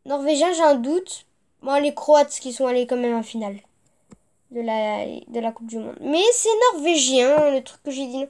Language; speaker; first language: French; native; French